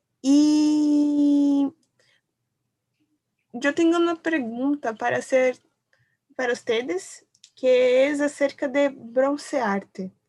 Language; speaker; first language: Spanish; non-native, learner; Portuguese